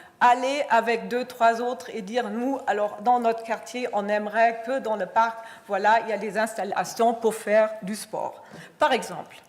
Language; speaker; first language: French; non-native, fluent; German